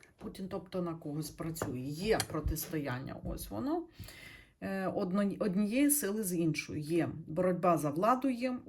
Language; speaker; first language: Ukrainian; non-native, local second language; Russian